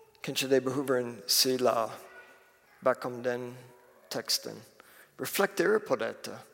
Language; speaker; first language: Swedish; non-native, fluent; English